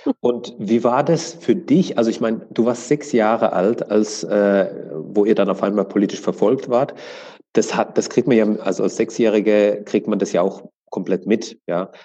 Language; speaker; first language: German; native; German